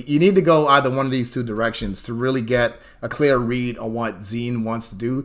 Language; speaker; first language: English; native; English